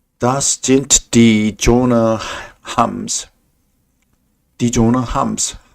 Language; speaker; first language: German; non-native, learner; Korean